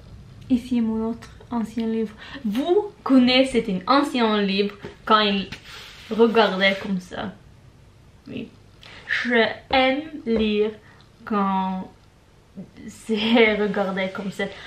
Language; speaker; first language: French; non-native, learner; Norwegian